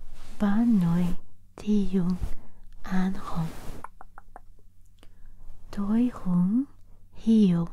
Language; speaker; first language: Vietnamese; non-native, learner; English